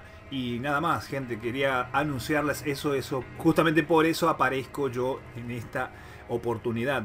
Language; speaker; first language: Spanish; native; Spanish